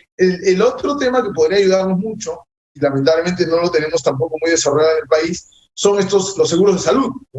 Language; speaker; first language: Spanish; native; Spanish